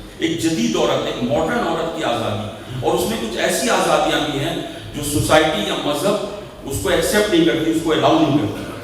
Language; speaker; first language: Urdu; native; Urdu